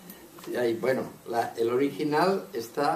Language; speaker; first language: Spanish; non-native, local second language; Catalan